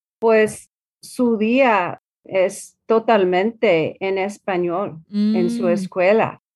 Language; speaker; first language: Spanish; non-native, learner; English